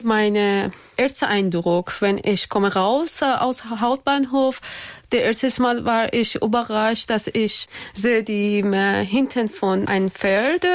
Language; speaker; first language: German; non-native, learner; Persian